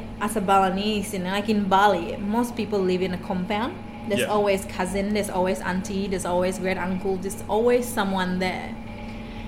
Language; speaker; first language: English; non-native, fluent; Indonesian